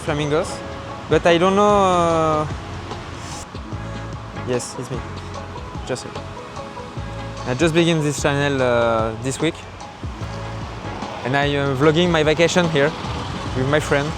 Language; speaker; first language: English; non-native, learner; French